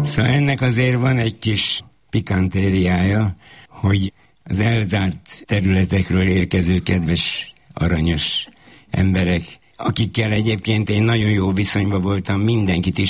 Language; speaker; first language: Hungarian; native; Hungarian